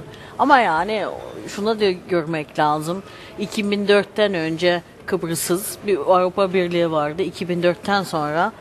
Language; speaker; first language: Turkish; early bilingual, heritage; Turkish